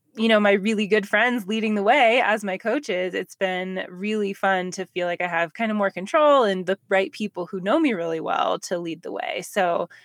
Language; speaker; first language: English; native; English